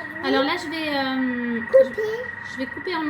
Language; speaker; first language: French; native; French